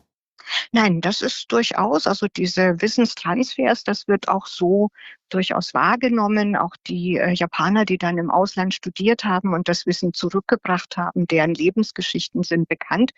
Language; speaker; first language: German; native; German